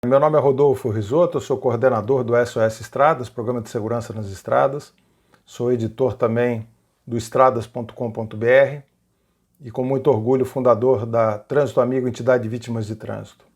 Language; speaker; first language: Portuguese; native; Portuguese